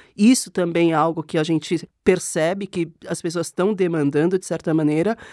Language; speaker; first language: Portuguese; non-native, fluent; Korean